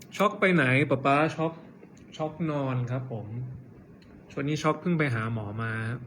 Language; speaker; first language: Thai; native; Thai